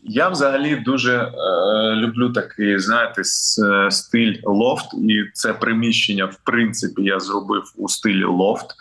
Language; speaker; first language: Ukrainian; non-native, local second language; Russian